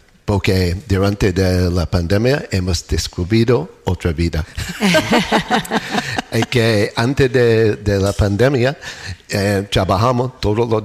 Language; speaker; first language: Spanish; non-native, learner; English